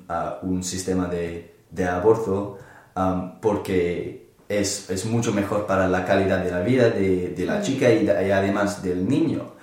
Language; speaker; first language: Spanish; non-native, learner; English